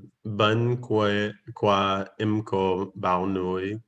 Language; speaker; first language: Vietnamese; non-native, learner; English